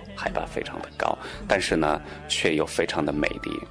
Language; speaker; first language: Chinese; non-native, local second language; Tibetan